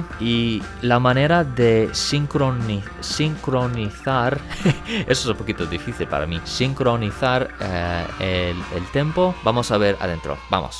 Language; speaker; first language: Spanish; non-native, fluent; English